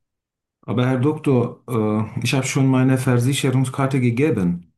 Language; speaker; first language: German; non-native, fluent; Turkish